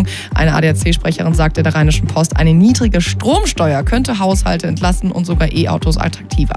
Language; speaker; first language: German; native; German